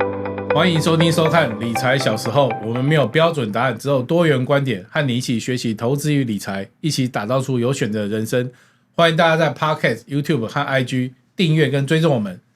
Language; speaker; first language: Chinese; native; Chinese